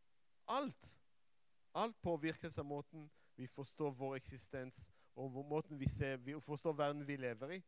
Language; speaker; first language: Norwegian; non-native, fluent; Hebrew